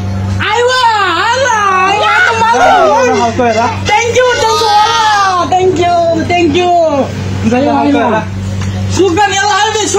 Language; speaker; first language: Arabic; non-native, learner; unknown